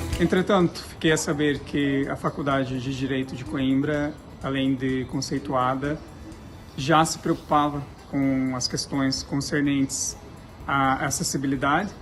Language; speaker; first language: Portuguese; native; Portuguese